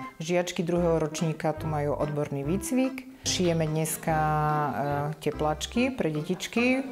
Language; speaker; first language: Slovak; native; Slovak